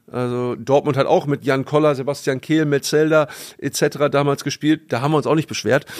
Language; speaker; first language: German; native; German